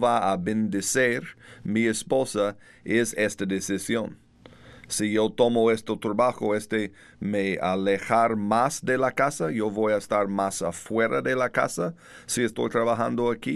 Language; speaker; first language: Spanish; non-native, learner; English